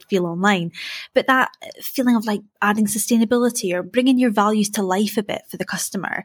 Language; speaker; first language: English; native; English